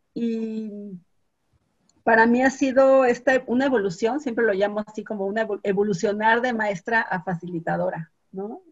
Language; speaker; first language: Spanish; native; Spanish